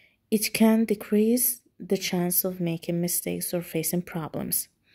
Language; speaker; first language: English; non-native, fluent; Azerbaijani